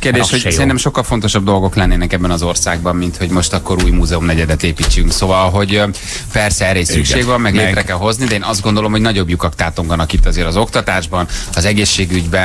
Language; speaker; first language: Hungarian; native; Hungarian